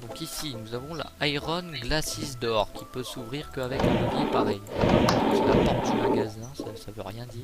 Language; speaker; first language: French; native; French